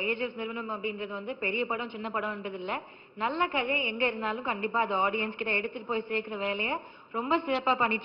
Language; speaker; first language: Tamil; native; Tamil